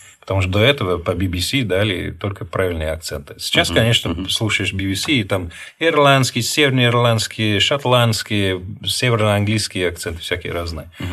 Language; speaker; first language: Russian; non-native, fluent; English